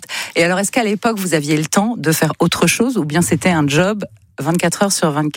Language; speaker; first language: French; native; French